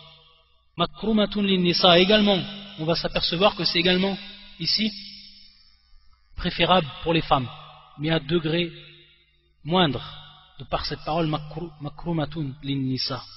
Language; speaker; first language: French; native; French